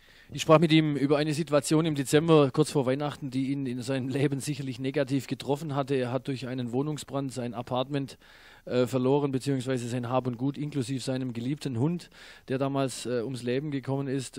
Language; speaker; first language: German; native; German